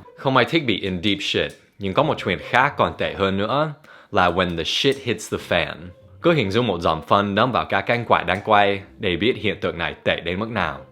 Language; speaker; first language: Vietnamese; non-native, fluent; English